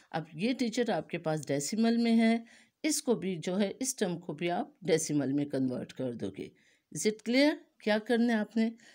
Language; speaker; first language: Urdu; native; Urdu